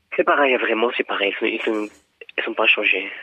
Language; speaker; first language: French; non-native, learner; Persian